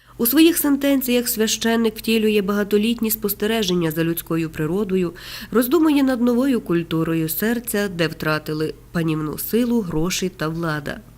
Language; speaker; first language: Ukrainian; native; Ukrainian